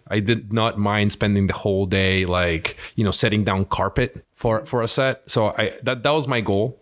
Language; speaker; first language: English; early bilingual, other home language; Spanish